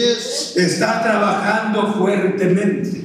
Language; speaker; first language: Spanish; native; Spanish